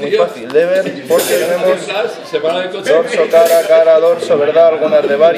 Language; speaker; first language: Spanish; native; Spanish